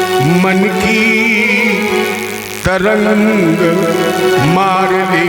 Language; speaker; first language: Hindi; native; Hindi